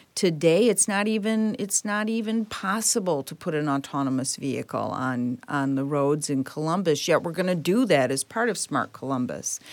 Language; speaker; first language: English; native; English